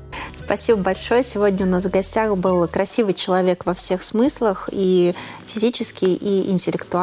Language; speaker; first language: Russian; native; Russian